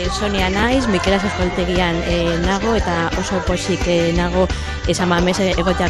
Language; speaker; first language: Basque; non-native, learner; Spanish